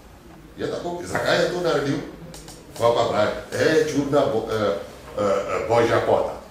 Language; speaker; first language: Slovenian; non-native, fluent; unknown